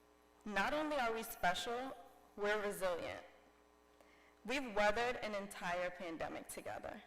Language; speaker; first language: English; native; English